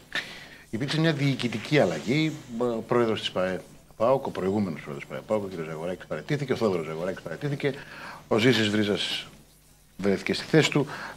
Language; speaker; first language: Greek; native; Greek